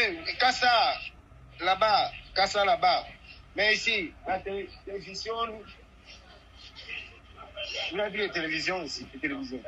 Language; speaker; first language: French; non-native, learner; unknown